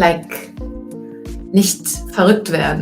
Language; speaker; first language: German; early bilingual, other home language; Turkish